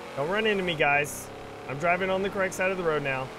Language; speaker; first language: English; native; English